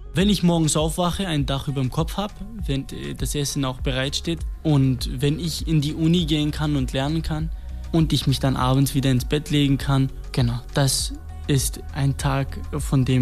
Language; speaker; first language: German; non-native, fluent; Kurdish